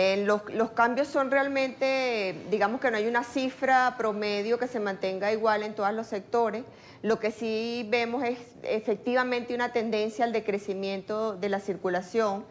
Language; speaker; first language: Spanish; native; Spanish